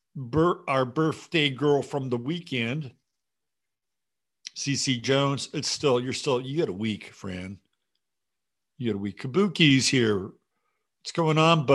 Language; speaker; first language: English; native; English